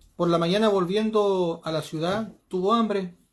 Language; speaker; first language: Spanish; native; Spanish